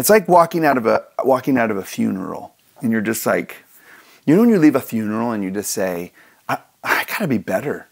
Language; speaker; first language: English; native; English